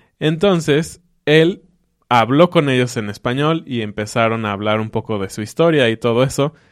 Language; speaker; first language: Spanish; native; Spanish